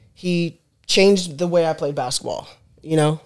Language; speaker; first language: English; native; English